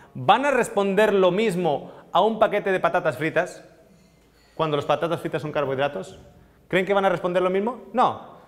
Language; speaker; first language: Spanish; native; Spanish